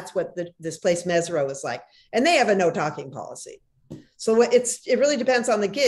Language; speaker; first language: English; native; English